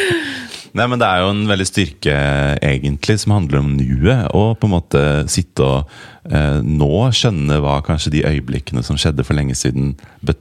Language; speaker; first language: Norwegian; native; Norwegian